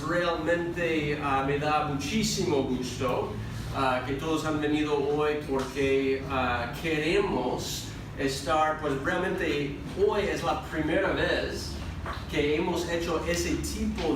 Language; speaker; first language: Spanish; non-native, fluent; English